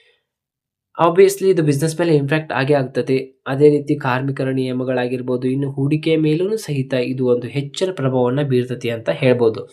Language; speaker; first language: Kannada; native; Kannada